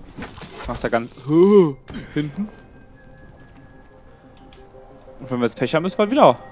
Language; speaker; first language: German; native; German